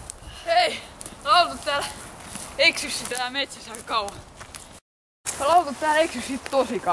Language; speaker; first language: Finnish; native; Finnish